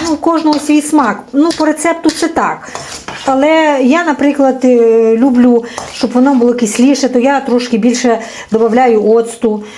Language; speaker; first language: Ukrainian; native; Ukrainian